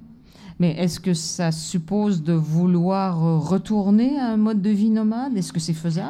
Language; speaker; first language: French; native; French